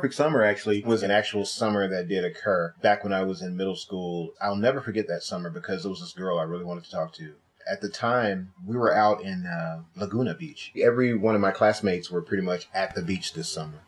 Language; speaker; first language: English; native; English